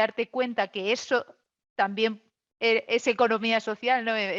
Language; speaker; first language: Spanish; native; Spanish